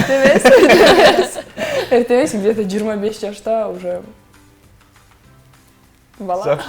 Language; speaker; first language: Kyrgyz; non-native, local second language; Russian